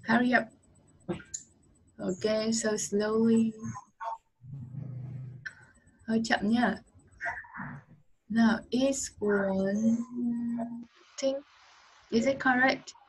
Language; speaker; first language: English; non-native, learner; Vietnamese